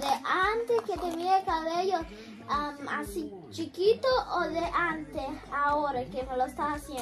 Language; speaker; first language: Spanish; early bilingual, heritage; Spanish